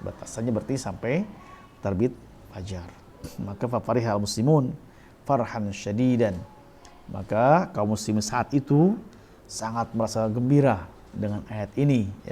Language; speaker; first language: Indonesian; native; Indonesian